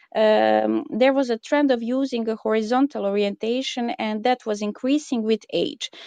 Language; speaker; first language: English; non-native, fluent; Croatian